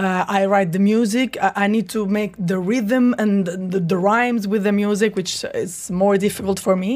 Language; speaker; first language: English; non-native, fluent; Italian